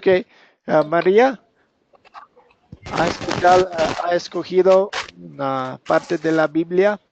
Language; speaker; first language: Spanish; non-native, fluent; English